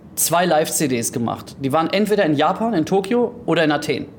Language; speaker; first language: German; early bilingual, other home language; Greek